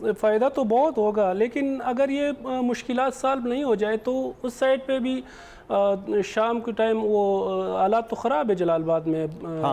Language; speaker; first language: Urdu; non-native, fluent; Pashto